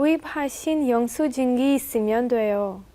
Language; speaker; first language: Korean; non-native, learner; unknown